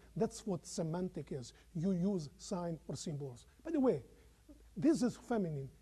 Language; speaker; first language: English; non-native, fluent; Croatian